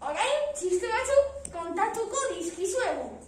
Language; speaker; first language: Basque; non-native, learner; Spanish